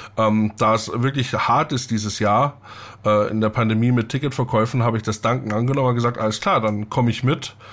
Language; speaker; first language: German; native; German